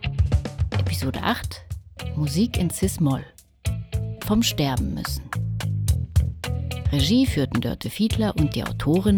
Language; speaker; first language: German; native; German